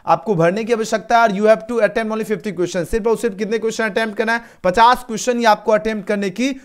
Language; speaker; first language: Hindi; native; Hindi